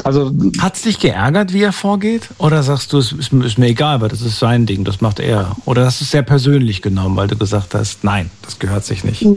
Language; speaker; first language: German; native; German